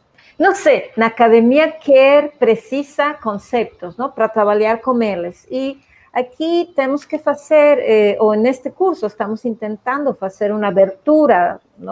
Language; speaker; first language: Portuguese; non-native, fluent; Spanish